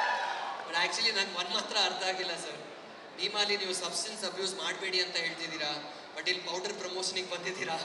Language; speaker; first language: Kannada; non-native, local second language; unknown